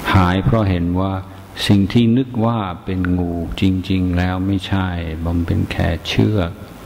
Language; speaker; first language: Thai; non-native, fluent; English